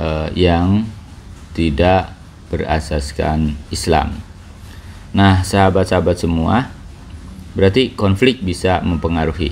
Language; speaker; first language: Indonesian; native; Indonesian